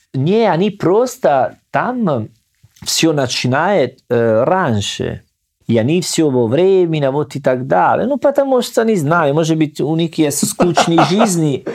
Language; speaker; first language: Russian; non-native, learner; Italian